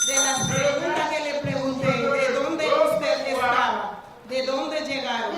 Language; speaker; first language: Spanish; non-native, fluent; Haitian Creole